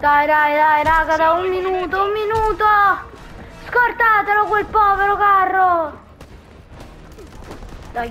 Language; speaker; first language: Italian; native; Italian